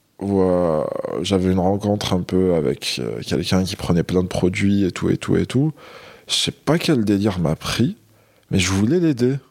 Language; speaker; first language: French; non-native, local second language; Arabic